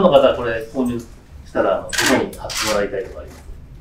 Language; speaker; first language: Japanese; native; Japanese